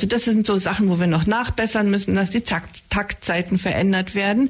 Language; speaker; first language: German; native; German